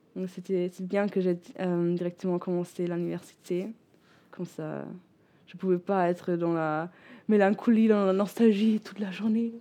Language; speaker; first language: French; non-native, fluent; German